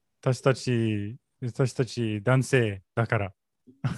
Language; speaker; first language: Japanese; non-native, learner; English